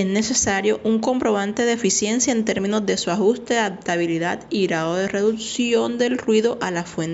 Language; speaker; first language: Spanish; native; Spanish